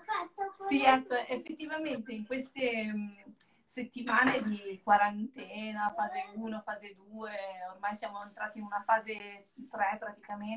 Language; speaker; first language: Italian; native; Italian